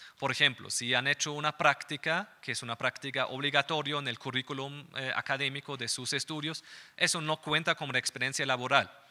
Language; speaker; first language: Spanish; non-native, fluent; German